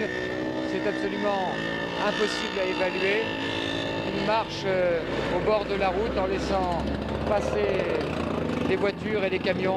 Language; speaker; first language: French; native; French